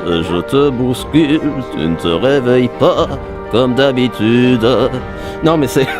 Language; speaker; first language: French; native; French